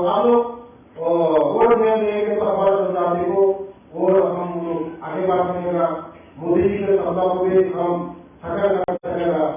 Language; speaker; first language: Hindi; non-native, local second language; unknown